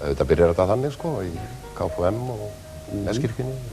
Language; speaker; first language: Icelandic; native; Icelandic